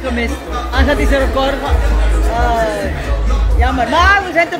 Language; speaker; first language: Dutch; native; Dutch